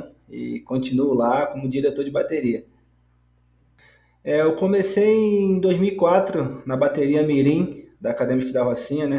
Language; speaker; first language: Portuguese; native; Portuguese